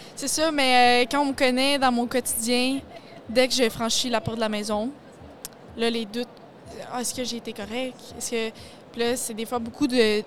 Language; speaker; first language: French; native; French